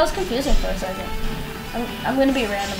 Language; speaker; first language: English; native; English